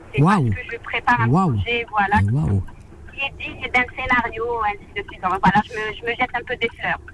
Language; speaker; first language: French; non-native, local second language; Arabic